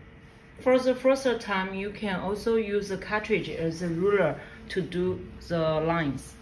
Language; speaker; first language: English; non-native, learner; Chinese